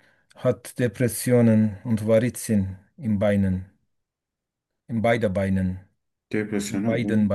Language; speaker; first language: German; non-native, learner; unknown